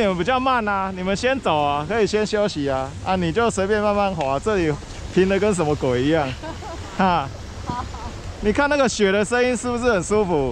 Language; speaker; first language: Chinese; native; Chinese